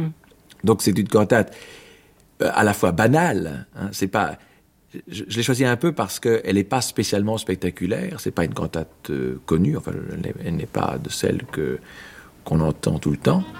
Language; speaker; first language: French; native; French